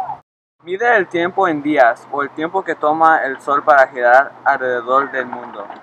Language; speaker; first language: Spanish; non-native, learner; English